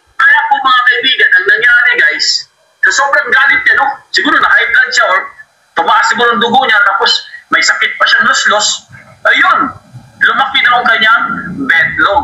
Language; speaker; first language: Filipino; non-native, local second language; Cebuano